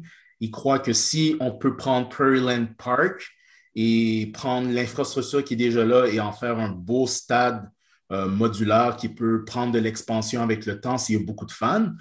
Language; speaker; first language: French; native; French